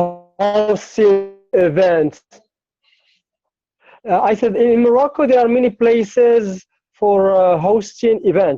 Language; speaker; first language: English; non-native, fluent; Arabic